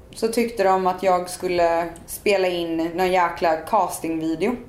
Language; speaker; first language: Swedish; native; Swedish